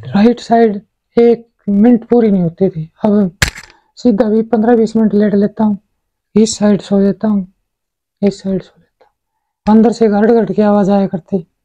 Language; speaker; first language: Hindi; native; Hindi